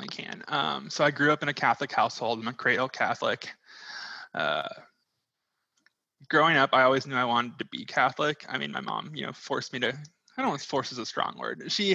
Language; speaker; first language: English; native; English